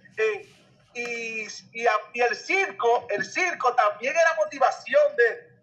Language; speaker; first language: Spanish; native; Spanish